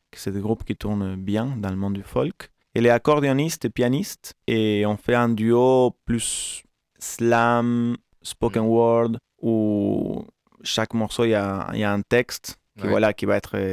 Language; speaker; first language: French; non-native, fluent; Spanish